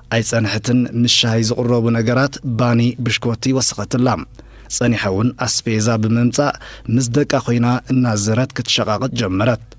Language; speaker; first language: Tigrinya; native; Tigrinya